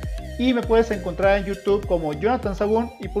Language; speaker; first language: Spanish; native; Spanish